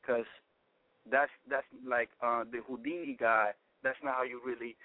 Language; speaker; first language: English; non-native, fluent; Spanish